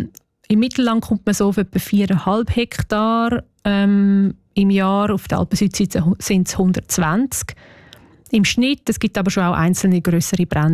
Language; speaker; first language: German; native; German